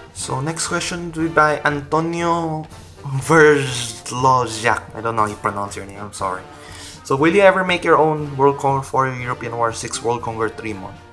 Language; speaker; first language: English; non-native, local second language; Filipino